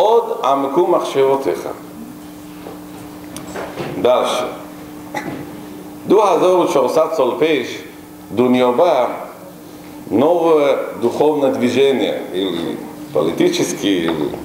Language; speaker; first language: Russian; non-native, local second language; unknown